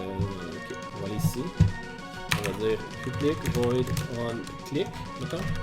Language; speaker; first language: French; native; French